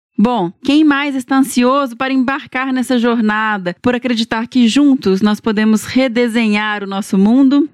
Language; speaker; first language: Portuguese; native; Portuguese